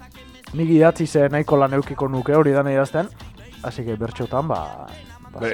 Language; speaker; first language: Basque; native; Basque